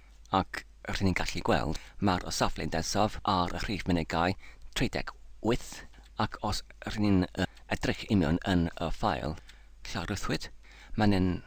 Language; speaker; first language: Welsh; non-native, learner; English